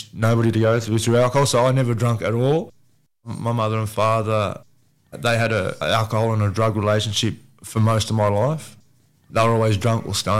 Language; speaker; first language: English; native; English